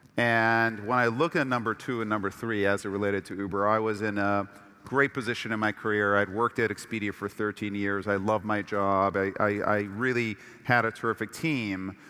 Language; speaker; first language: English; early bilingual, other home language; Persian